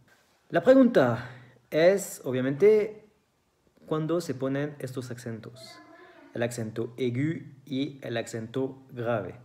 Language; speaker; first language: Spanish; non-native, fluent; French